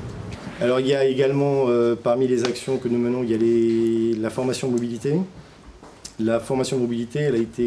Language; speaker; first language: French; native; French